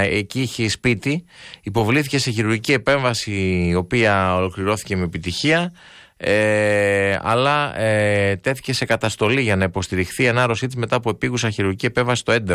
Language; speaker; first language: Greek; native; Greek